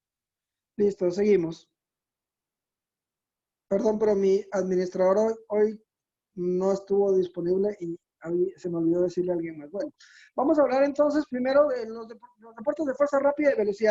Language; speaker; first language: Spanish; native; Spanish